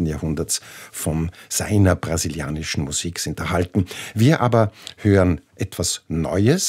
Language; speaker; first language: German; native; German